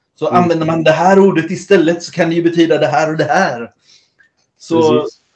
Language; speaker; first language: Swedish; early bilingual, other home language; Spanish